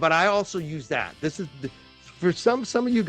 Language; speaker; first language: English; native; English